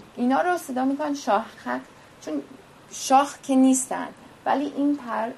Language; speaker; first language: Persian; early bilingual, heritage; Persian